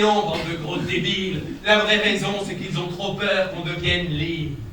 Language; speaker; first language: French; native; French